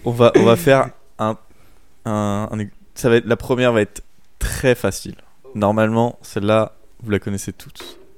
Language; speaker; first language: French; native; French